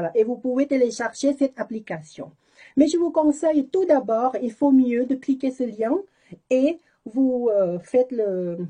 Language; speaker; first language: French; non-native, learner; Thai